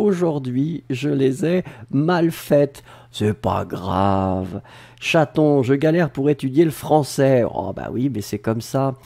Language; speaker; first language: French; native; French